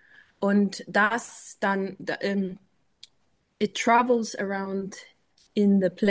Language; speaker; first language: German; non-native, learner; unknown